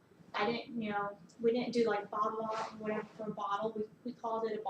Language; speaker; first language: English; native; English